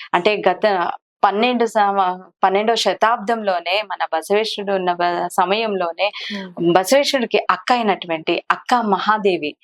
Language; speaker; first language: Telugu; non-native, local second language; Kannada